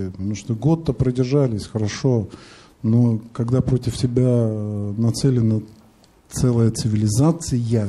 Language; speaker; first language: Russian; native; Russian